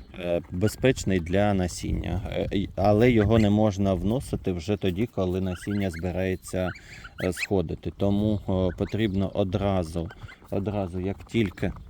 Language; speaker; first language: Ukrainian; non-native, local second language; Russian